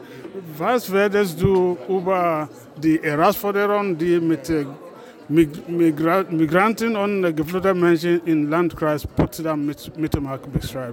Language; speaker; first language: German; non-native, fluent; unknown